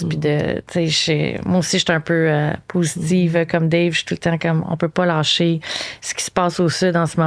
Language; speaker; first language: French; native; French